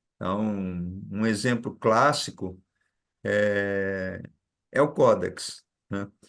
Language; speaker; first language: Portuguese; native; Portuguese